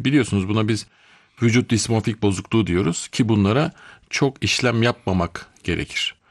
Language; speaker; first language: Turkish; native; Turkish